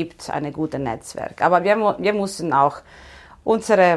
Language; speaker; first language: German; non-native, fluent; Italian